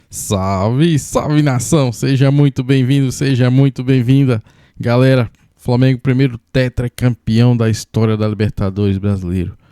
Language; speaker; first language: Portuguese; native; Portuguese